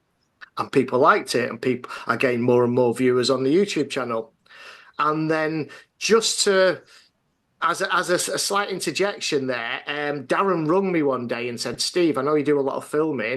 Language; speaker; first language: English; native; English